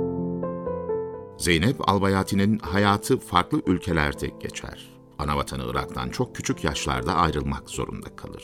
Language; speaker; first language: Turkish; native; Turkish